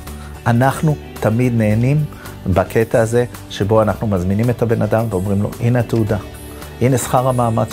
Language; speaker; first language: Hebrew; native; Hebrew